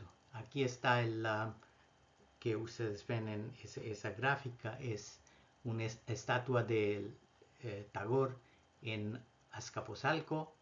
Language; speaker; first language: Spanish; non-native, fluent; Bangla